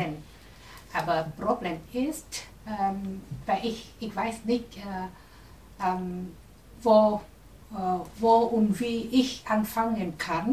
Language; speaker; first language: German; non-native, learner; Vietnamese